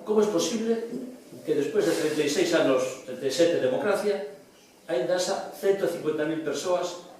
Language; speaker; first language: Spanish; non-native, local second language; Galician